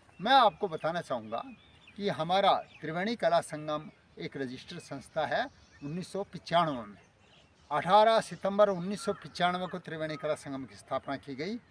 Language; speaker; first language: Hindi; native; Hindi